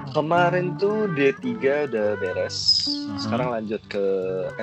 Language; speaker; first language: Indonesian; native; Indonesian